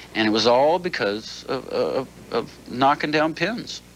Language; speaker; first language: English; native; English